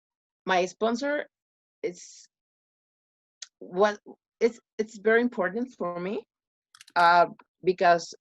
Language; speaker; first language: English; non-native, learner; Spanish